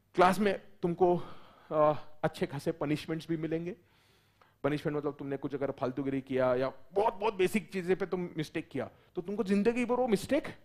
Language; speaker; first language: Hindi; non-native, local second language; Marathi